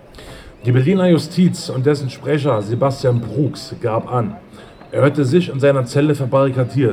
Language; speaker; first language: German; native; German